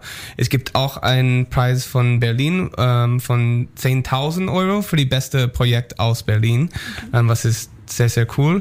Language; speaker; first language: German; non-native, learner; English